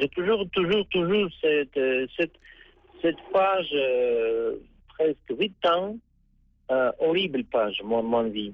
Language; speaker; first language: French; non-native, learner; Russian